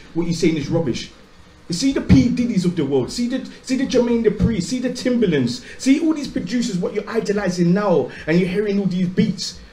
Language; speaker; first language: English; native; English